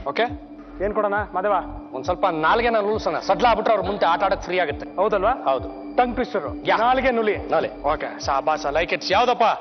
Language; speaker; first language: Kannada; native; Kannada